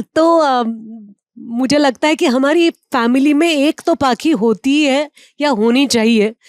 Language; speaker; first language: Hindi; non-native, local second language; Marathi